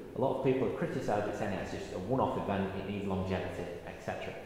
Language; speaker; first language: English; native; English